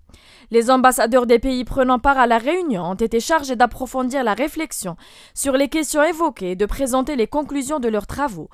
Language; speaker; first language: French; non-native, local second language; Arabic